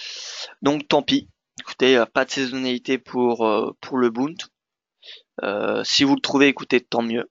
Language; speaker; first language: French; native; French